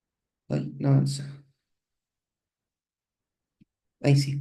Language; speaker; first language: Spanish; native; Spanish